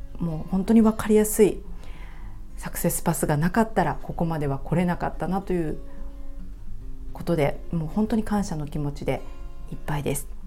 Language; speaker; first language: Japanese; native; Japanese